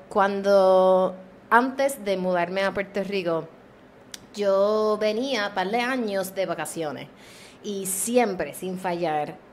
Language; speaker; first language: Spanish; non-native, fluent; English